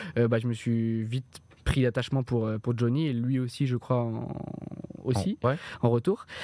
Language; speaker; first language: French; native; French